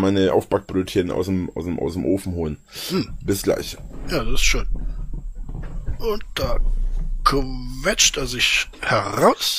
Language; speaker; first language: German; native; German